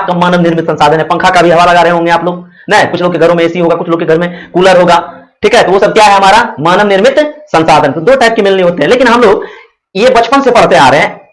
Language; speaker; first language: Hindi; native; Hindi